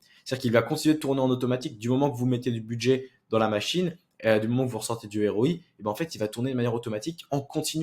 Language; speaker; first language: French; native; French